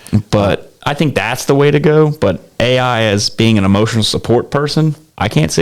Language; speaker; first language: English; native; English